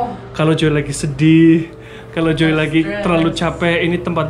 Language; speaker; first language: Indonesian; native; Indonesian